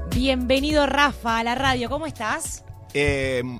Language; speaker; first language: Spanish; native; Spanish